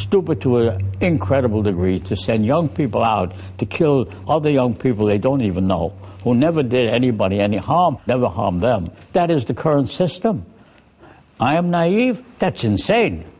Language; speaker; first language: English; early bilingual, other home language; Yiddish